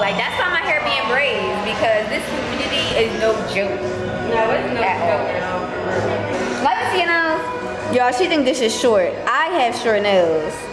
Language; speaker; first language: English; native; English